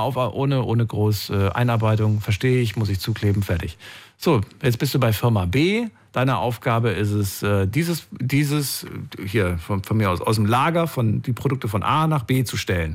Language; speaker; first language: German; native; German